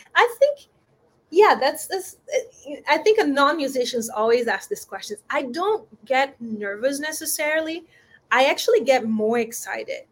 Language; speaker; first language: English; non-native, fluent; Portuguese